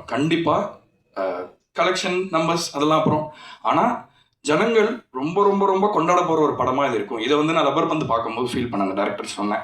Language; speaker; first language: Tamil; native; Tamil